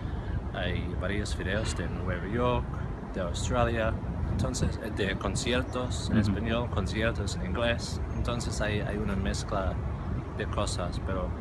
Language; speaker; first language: Spanish; non-native, learner; English